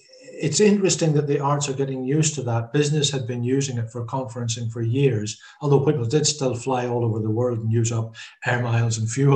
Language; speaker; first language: English; native; English